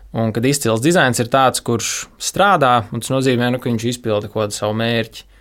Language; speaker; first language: Latvian; native; Latvian